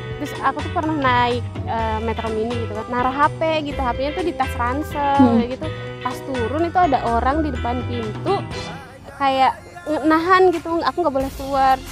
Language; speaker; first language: Indonesian; native; Indonesian